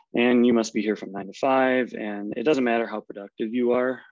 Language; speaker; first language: English; native; English